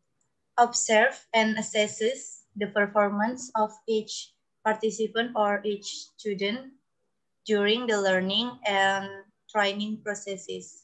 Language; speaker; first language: English; non-native, learner; Indonesian